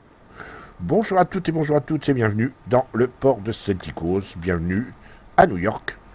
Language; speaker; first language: French; native; French